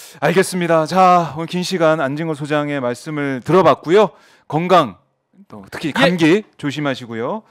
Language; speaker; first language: Korean; native; Korean